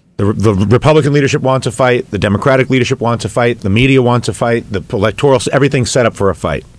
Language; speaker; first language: English; native; English